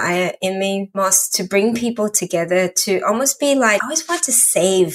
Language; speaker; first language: English; native; English